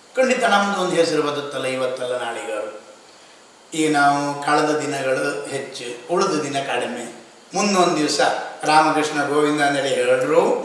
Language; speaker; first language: Kannada; native; Kannada